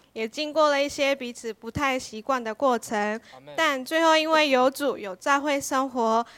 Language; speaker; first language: Chinese; non-native, fluent; Korean